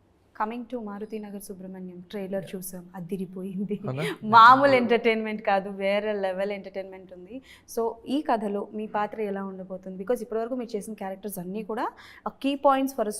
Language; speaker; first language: Telugu; native; Telugu